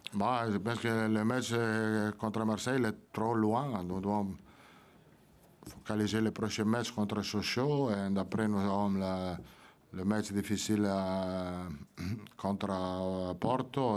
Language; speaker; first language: French; non-native, fluent; Italian